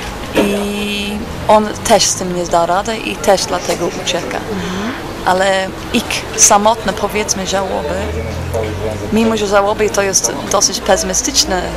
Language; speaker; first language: Polish; non-native, fluent; English